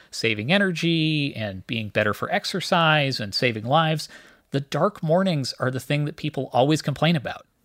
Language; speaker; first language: English; native; English